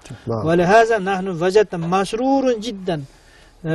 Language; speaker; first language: Arabic; non-native, fluent; Kyrgyz